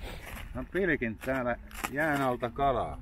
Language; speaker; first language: Finnish; native; Finnish